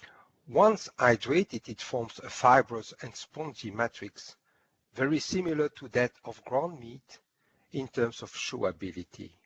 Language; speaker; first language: English; non-native, fluent; French